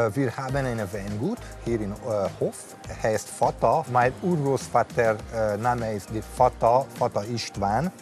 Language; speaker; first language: German; non-native, learner; Hungarian